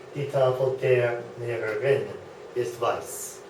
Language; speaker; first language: German; non-native, fluent; English